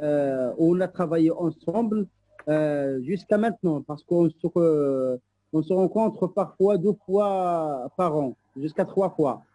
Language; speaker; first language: French; non-native, local second language; Arabic